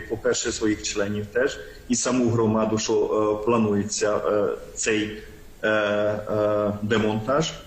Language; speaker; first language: Ukrainian; non-native, local second language; Hungarian